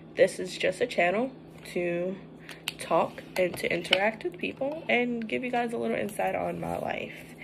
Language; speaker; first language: English; native; English